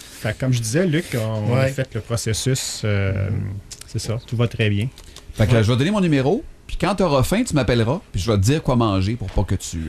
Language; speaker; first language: French; native; French